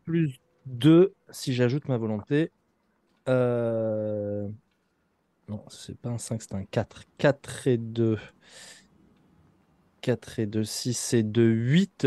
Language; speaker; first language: French; native; French